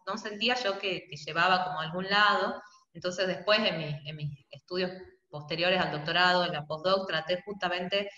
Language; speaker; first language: Spanish; native; Spanish